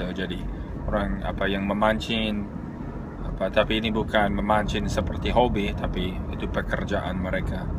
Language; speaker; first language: Indonesian; non-native, fluent; English